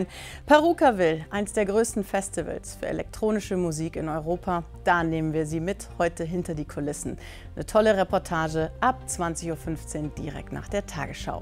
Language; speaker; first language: German; native; German